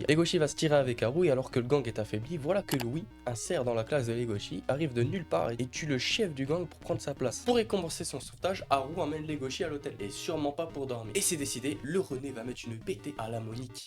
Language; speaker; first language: French; native; French